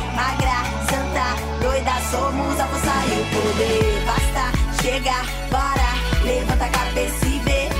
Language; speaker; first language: Portuguese; native; Portuguese